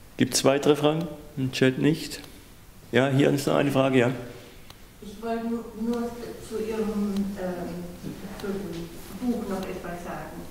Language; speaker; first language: German; native; German